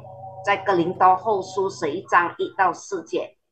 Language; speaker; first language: Chinese; early bilingual, heritage; Chinese